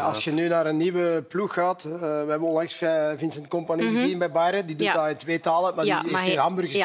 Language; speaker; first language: Dutch; native; Dutch